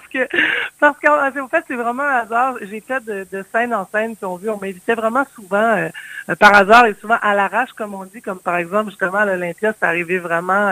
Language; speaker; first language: French; native; French